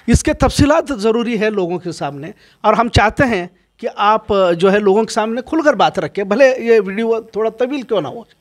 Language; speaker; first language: Hindi; non-native, local second language; Urdu